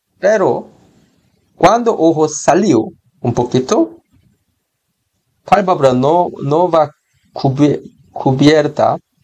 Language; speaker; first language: Spanish; non-native, learner; Korean